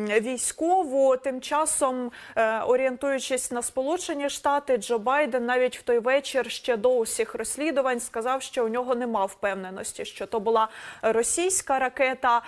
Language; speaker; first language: Ukrainian; native; Ukrainian